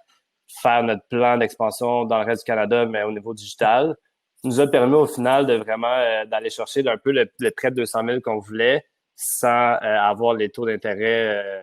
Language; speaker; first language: French; native; French